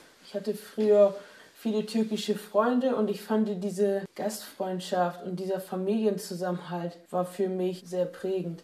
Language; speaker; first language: German; native; German